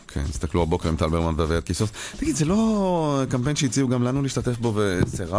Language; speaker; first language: Hebrew; native; Hebrew